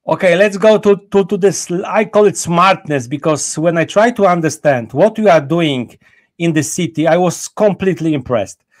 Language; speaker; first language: English; non-native, fluent; Polish